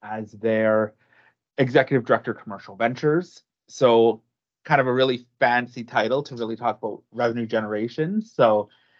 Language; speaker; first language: English; native; English